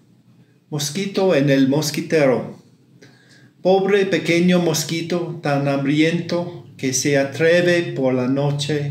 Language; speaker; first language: Spanish; non-native, fluent; English